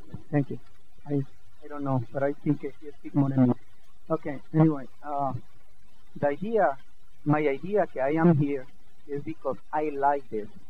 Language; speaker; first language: English; non-native, learner; Spanish